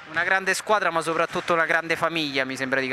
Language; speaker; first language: Italian; native; Italian